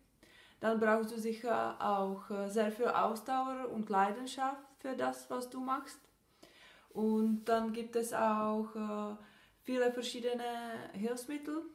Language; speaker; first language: German; non-native, fluent; Czech